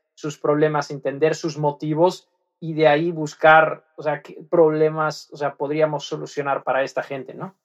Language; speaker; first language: Spanish; non-native, fluent; Dutch